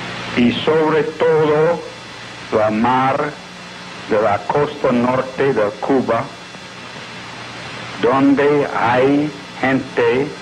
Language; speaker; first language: Spanish; non-native, learner; English